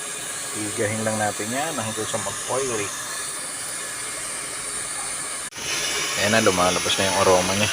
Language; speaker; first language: Filipino; native; Filipino